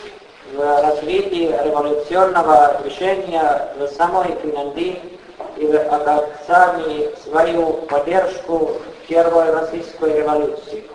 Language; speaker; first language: Russian; non-native, fluent; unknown